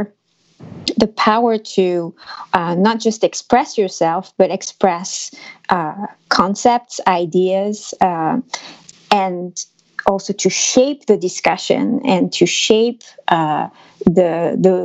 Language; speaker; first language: English; non-native, fluent; French